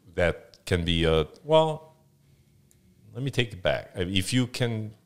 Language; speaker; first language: English; non-native, fluent; Korean